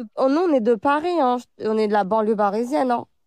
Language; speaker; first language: French; early bilingual, other home language; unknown